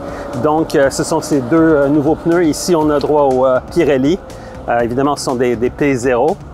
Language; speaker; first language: French; native; French